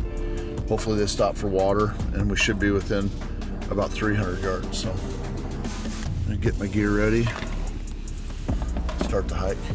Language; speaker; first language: English; native; English